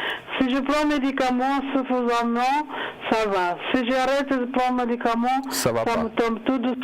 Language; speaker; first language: French; non-native, learner; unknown